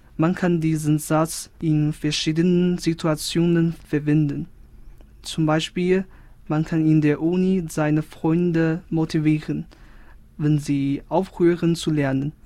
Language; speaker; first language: German; non-native, fluent; Chinese